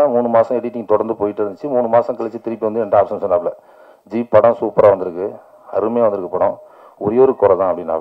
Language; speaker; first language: Tamil; native; Tamil